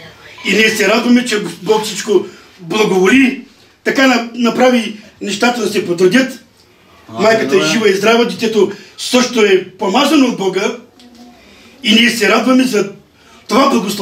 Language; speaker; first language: Bulgarian; non-native, local second language; Romany